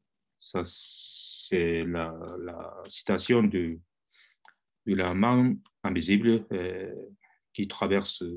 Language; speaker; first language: French; non-native, fluent; Japanese